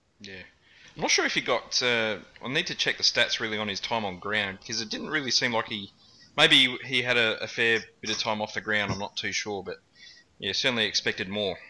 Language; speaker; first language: English; native; English